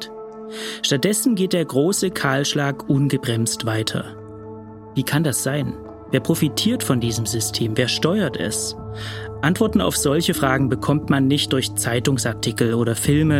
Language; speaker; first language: German; native; German